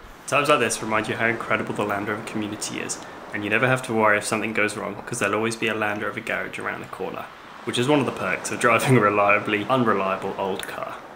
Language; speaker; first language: English; native; English